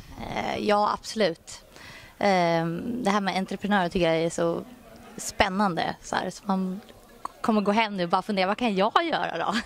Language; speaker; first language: Swedish; native; Swedish